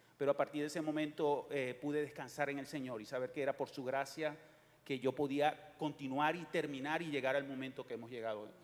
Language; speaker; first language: Spanish; native; Spanish